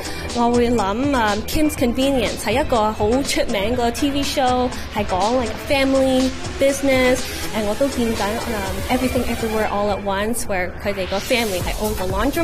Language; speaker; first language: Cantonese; early bilingual, heritage; Cantonese